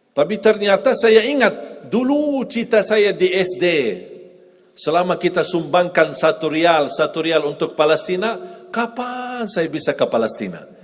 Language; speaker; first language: Indonesian; non-native, fluent; Arabic